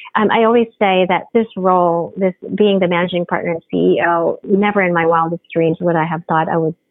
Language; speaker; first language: English; non-native, local second language; Filipino